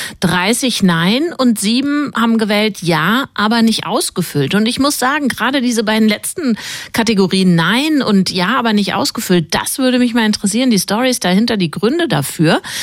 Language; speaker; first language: German; native; German